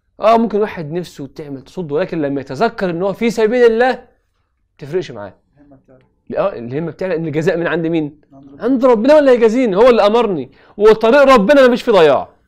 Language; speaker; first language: Arabic; native; Arabic